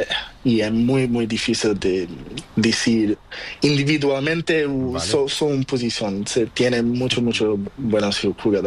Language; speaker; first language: Spanish; non-native, learner; Portuguese